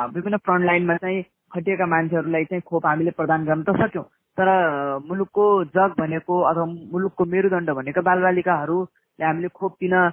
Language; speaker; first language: Nepali; non-native, local second language; Awadhi